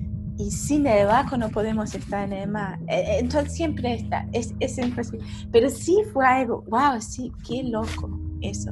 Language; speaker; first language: Spanish; non-native, fluent; German